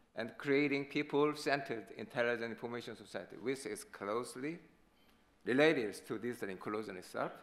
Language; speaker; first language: English; non-native, learner; Korean